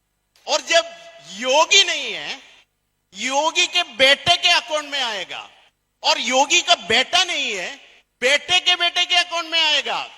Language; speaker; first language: Hindi; non-native, fluent; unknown